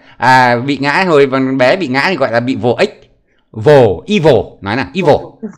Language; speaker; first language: Vietnamese; native; Vietnamese